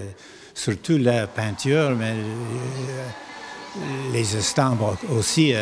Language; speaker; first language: French; non-native, local second language; English